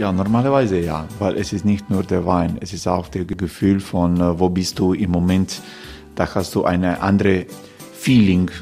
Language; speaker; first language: German; non-native, learner; Croatian